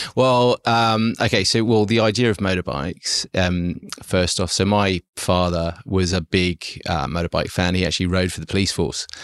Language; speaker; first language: English; early bilingual, other home language; German